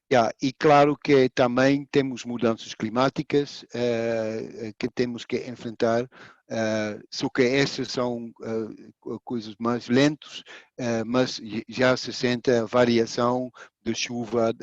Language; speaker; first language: Portuguese; non-native, fluent; Dutch